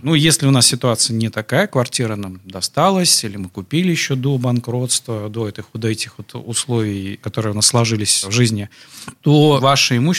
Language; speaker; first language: Russian; native; Russian